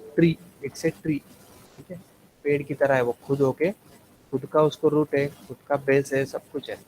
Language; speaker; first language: Hindi; non-native, local second language; Marathi